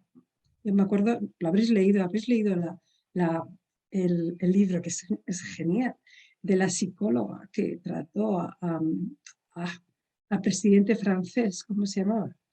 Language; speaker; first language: Spanish; native; Spanish